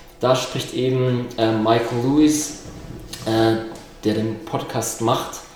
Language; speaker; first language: German; native; German